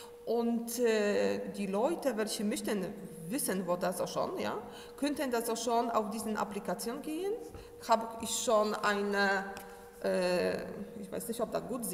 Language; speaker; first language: German; non-native, learner; Polish